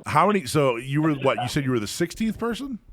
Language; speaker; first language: English; native; English